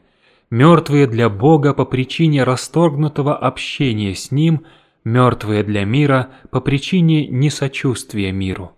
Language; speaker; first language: Russian; native; Russian